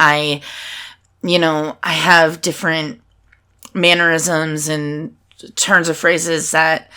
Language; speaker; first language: English; native; English